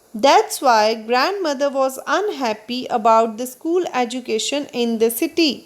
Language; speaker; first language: English; non-native, local second language; Punjabi